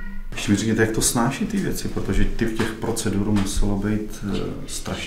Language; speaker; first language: Czech; native; Czech